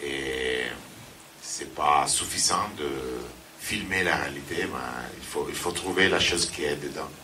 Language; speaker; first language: French; non-native, fluent; Italian